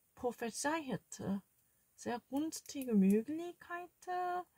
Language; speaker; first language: German; non-native, learner; Korean